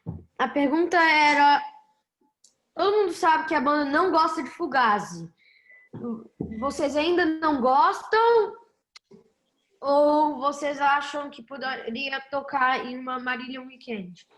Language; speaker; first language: Portuguese; early bilingual, heritage; Portuguese